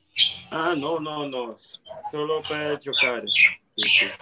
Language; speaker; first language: Italian; non-native, learner; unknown